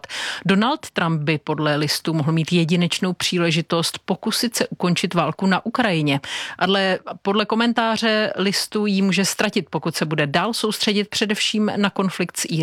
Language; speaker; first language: Czech; native; Czech